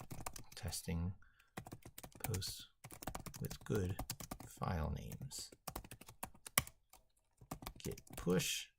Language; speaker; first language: English; native; English